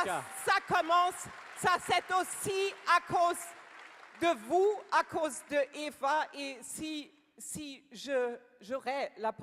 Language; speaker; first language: French; non-native, learner; German